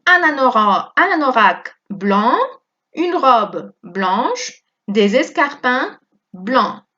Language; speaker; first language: French; non-native, fluent; Spanish